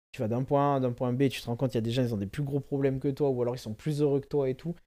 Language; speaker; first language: French; native; French